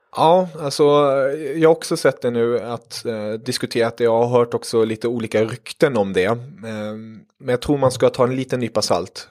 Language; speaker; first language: Swedish; early bilingual, other home language; German